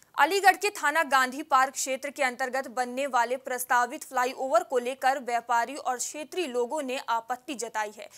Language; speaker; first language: Hindi; native; Hindi